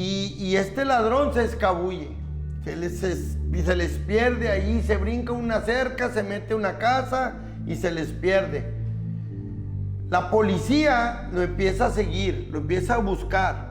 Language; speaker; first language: Spanish; native; Spanish